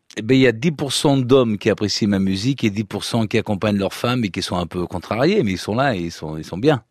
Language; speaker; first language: French; early bilingual, other home language; Portuguese